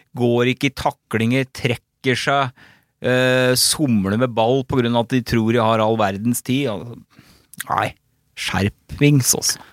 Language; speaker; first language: Norwegian; native; Norwegian